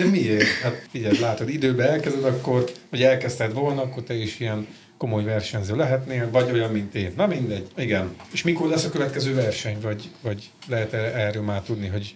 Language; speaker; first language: Hungarian; native; Hungarian